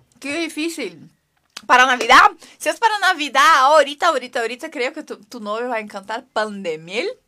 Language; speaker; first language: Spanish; non-native, fluent; Portuguese